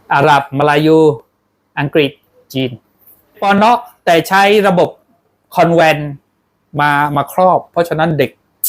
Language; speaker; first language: Thai; non-native, local second language; Pattani Malay